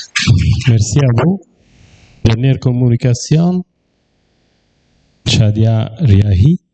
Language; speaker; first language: French; non-native, fluent; Italian